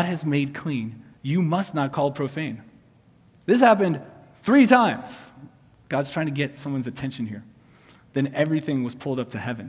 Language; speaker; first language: English; native; English